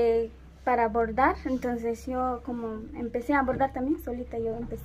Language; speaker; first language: Spanish; non-native, local second language; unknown